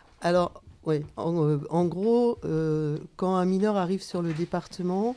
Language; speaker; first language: French; native; French